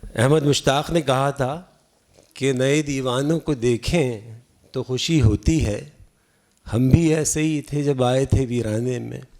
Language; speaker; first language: Urdu; native; Urdu